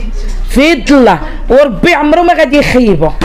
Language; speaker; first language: Arabic; native; Arabic